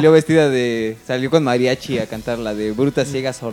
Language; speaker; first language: Spanish; native; Spanish